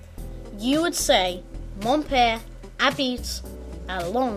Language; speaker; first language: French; non-native, learner; English